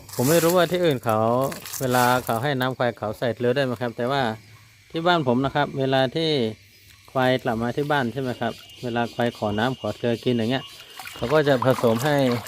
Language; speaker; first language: Thai; non-native, local second language; Karen languages